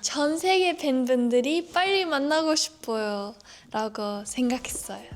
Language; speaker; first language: Korean; non-native, learner; English